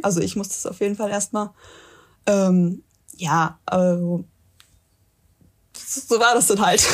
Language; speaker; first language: German; native; German